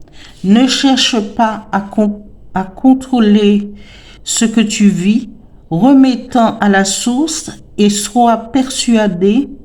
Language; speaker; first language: French; native; French